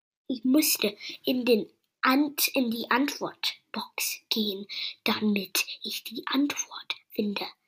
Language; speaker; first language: German; non-native, learner; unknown